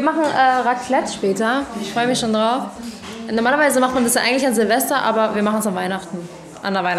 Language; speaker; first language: German; native; German